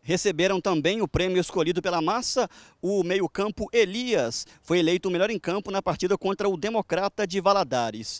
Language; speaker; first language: Portuguese; native; Portuguese